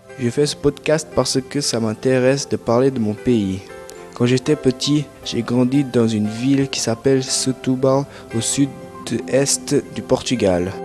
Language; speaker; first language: French; early bilingual, other home language; Portuguese